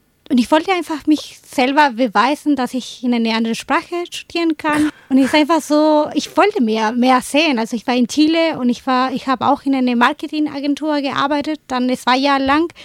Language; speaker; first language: German; non-native, learner; Spanish